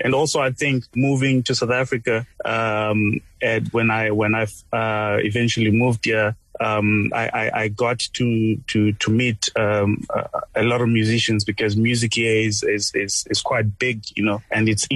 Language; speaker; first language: English; non-native, local second language; Shona